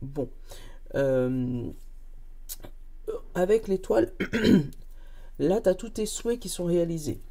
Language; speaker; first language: French; native; French